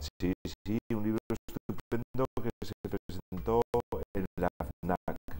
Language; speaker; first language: Spanish; native; Spanish